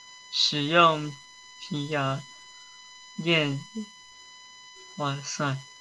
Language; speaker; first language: Chinese; early bilingual, heritage; Chinese